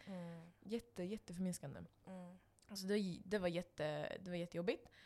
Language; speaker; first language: Swedish; non-native, local second language; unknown